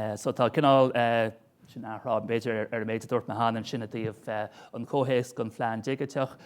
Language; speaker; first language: Irish; native; Irish